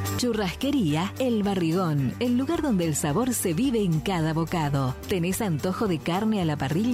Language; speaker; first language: Spanish; native; Spanish